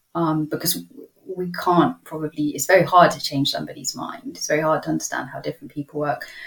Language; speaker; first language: English; native; English